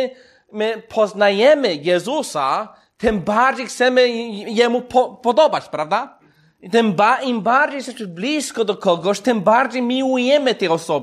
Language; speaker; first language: Polish; non-native, fluent; English